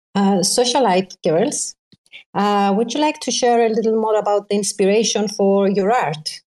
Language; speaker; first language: English; non-native, fluent; Greek